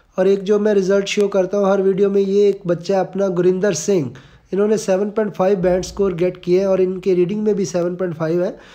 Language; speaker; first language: Hindi; non-native, local second language; Punjabi